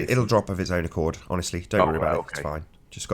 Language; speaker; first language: English; native; English